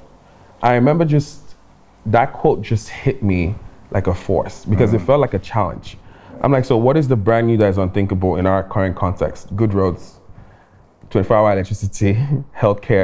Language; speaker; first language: English; non-native, local second language; Igbo